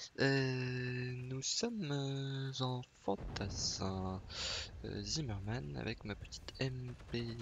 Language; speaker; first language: French; native; French